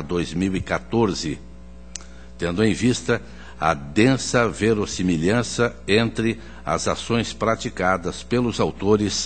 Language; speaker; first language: Portuguese; native; Portuguese